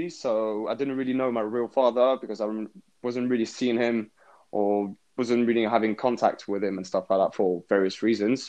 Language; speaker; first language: English; native; English